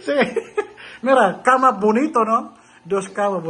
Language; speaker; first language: Spanish; non-native, learner; Filipino